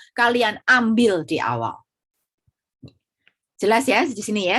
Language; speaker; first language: Indonesian; native; Indonesian